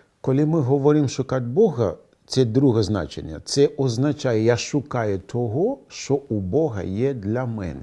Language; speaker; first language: Ukrainian; non-native, fluent; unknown